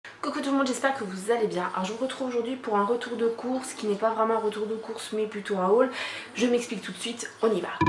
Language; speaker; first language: French; native; French